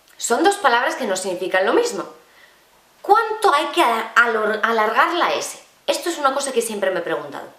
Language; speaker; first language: Spanish; native; Spanish